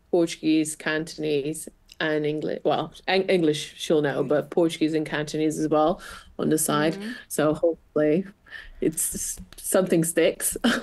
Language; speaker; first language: English; non-native, fluent; Portuguese